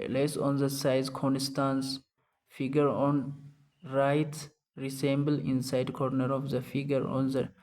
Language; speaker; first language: English; non-native, local second language; Amharic